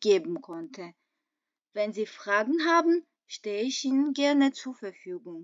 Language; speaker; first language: German; non-native, fluent; Armenian